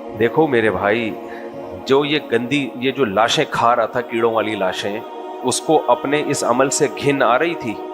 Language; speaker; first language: Urdu; native; Urdu